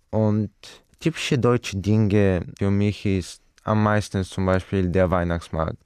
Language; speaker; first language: German; non-native, fluent; Bulgarian